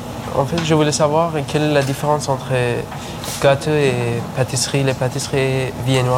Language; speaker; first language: French; non-native, learner; Persian